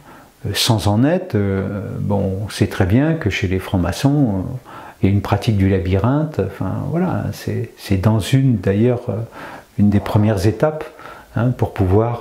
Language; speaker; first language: French; native; French